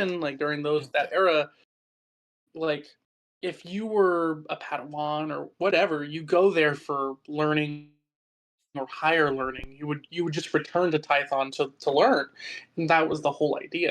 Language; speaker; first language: English; native; English